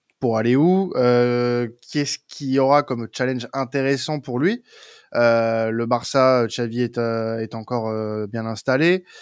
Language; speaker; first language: French; native; French